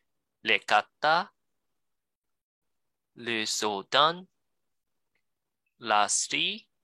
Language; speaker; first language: French; non-native, learner; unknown